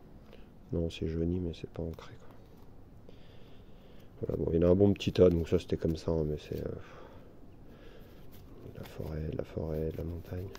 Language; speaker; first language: French; native; French